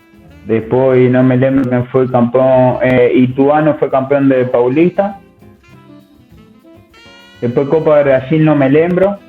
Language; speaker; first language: Portuguese; non-native, learner; Spanish